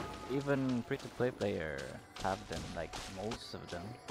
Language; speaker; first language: English; non-native, local second language; Malay